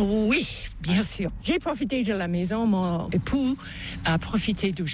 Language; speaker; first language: French; non-native, fluent; English